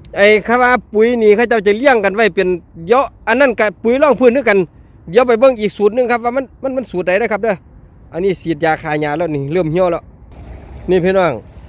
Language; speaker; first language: Thai; non-native, local second language; Northeastern Thai